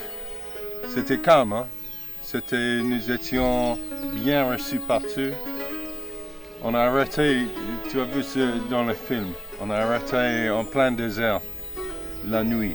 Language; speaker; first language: French; non-native, fluent; English